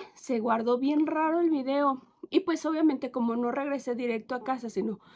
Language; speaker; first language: Spanish; native; Spanish